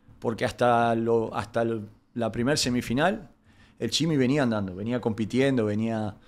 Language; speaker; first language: Spanish; native; Spanish